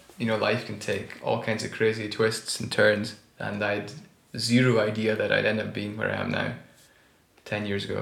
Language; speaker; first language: English; native; English